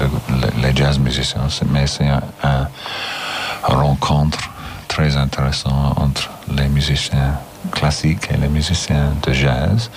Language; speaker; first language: French; non-native, learner; English